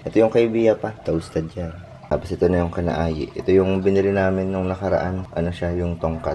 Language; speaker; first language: Filipino; native; Filipino